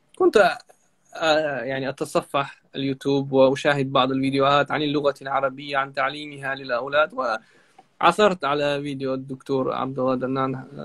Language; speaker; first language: Arabic; non-native, fluent; Chechen